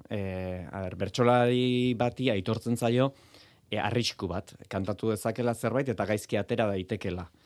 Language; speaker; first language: Basque; native; Basque